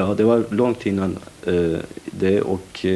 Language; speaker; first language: Swedish; non-native, fluent; Kurdish